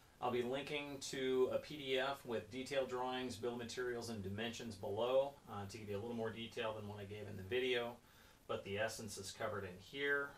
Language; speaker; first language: English; native; English